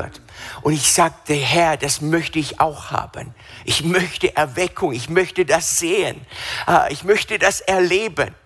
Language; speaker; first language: German; non-native, fluent; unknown